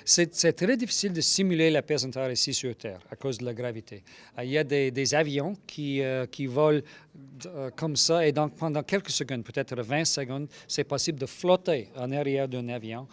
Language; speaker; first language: French; non-native, local second language; English